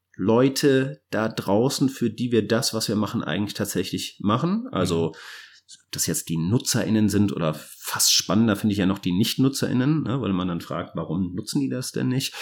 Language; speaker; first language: German; native; German